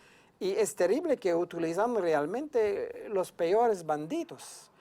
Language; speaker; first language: Spanish; non-native, fluent; French